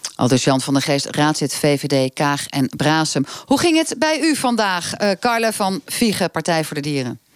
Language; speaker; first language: Dutch; native; Dutch